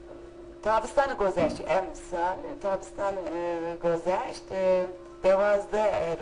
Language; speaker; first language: Persian; non-native, learner; Turkish